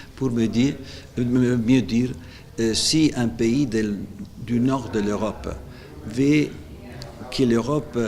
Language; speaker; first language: French; non-native, fluent; Italian